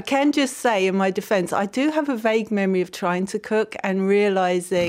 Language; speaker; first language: English; native; English